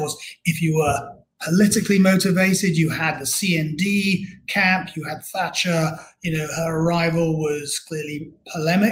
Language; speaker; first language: English; native; English